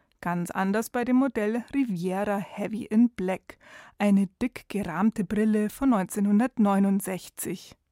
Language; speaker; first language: German; native; German